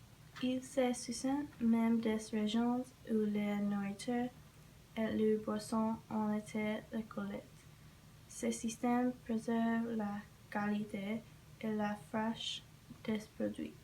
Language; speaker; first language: French; non-native, learner; English